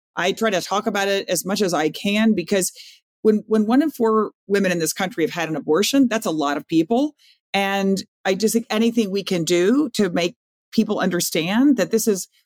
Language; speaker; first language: English; native; English